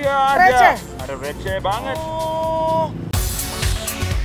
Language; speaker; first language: Indonesian; non-native, learner; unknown